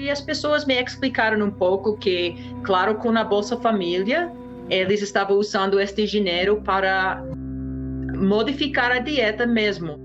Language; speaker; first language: Portuguese; non-native, fluent; English